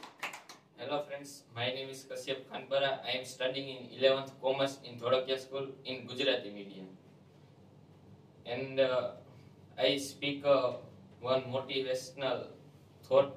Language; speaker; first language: English; non-native, learner; Gujarati